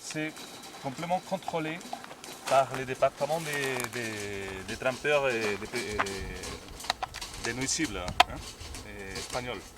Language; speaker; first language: French; non-native, fluent; Spanish